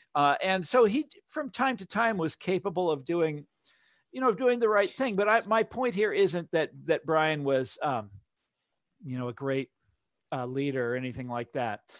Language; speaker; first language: English; native; English